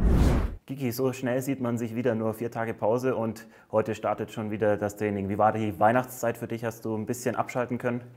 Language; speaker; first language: German; native; German